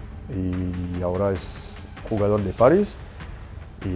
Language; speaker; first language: Spanish; non-native, fluent; French